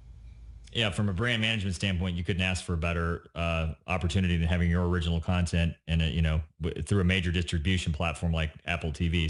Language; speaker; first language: English; native; English